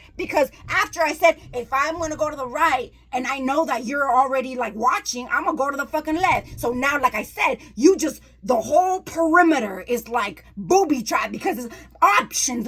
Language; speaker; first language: English; native; English